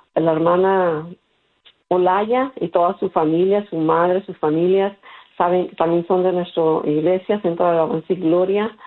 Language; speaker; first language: Spanish; early bilingual, heritage; Spanish